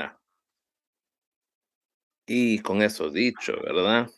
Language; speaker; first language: Spanish; early bilingual, heritage; Spanish